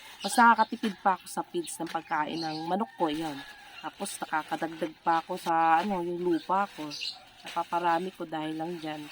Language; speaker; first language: Filipino; native; Filipino